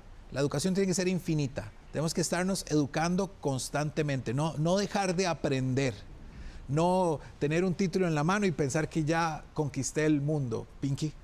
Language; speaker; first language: Spanish; native; Spanish